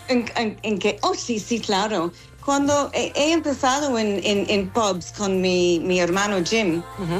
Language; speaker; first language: Spanish; non-native, learner; English